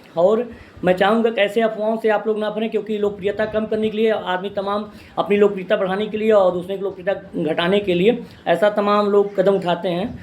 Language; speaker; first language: Hindi; native; Hindi